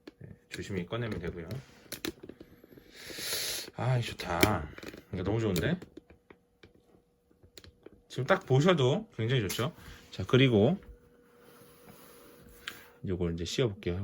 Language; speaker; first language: Korean; native; Korean